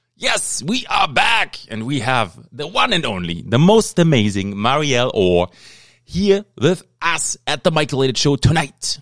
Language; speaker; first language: English; non-native, fluent; German